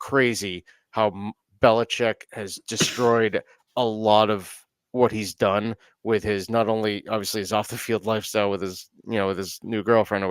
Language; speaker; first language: English; native; English